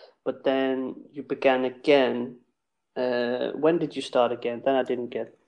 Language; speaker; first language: English; native; English